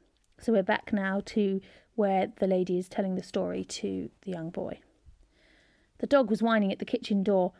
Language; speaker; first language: English; native; English